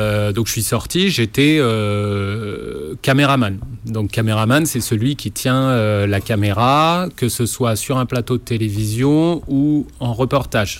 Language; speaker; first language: French; native; French